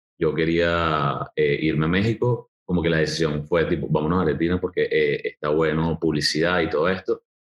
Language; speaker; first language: Spanish; native; Spanish